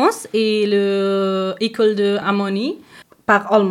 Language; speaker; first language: French; non-native, learner; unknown